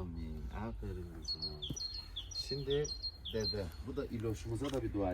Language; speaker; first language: Turkish; native; Turkish